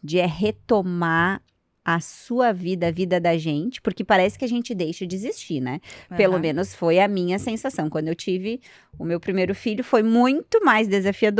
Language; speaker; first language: Portuguese; native; Portuguese